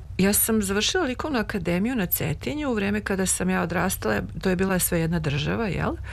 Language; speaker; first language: Serbian; native; Serbian